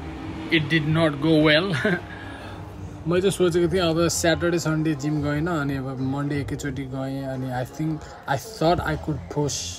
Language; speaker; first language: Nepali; native; Nepali